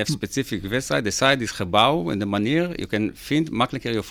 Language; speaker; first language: Dutch; non-native, learner; Hebrew